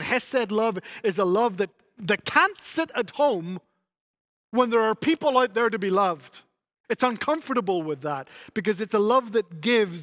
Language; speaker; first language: English; native; English